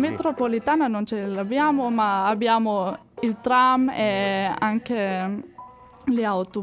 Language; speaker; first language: Italian; non-native, fluent; German